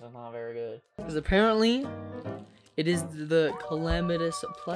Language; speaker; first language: English; native; English